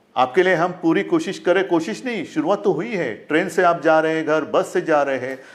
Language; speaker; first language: Hindi; non-native, local second language; Marathi